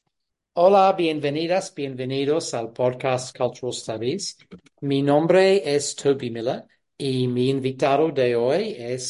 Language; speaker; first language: Spanish; non-native, fluent; English